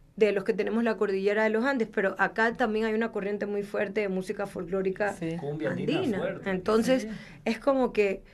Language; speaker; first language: Spanish; native; Spanish